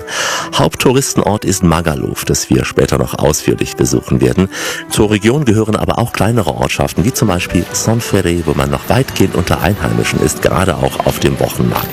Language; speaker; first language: German; native; German